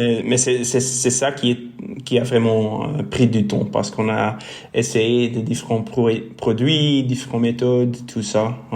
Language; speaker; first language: French; non-native, local second language; Dutch